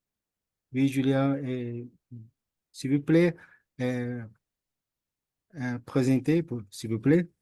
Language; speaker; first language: French; non-native, learner; Portuguese